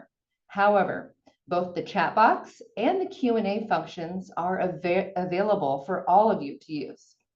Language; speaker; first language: English; native; English